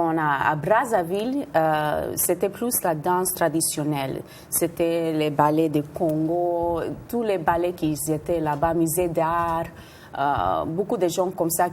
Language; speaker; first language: French; non-native, fluent; Spanish